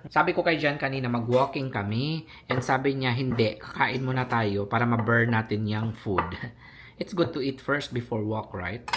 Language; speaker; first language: Filipino; native; Filipino